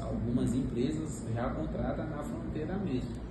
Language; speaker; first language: Portuguese; non-native, fluent; Haitian Creole